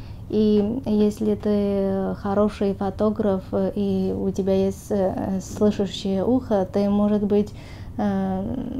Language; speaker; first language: Russian; non-native, fluent; Armenian